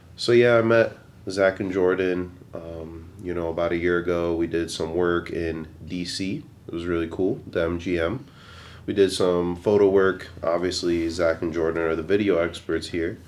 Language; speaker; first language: English; native; English